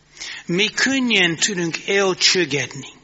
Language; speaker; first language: Hungarian; non-native, fluent; English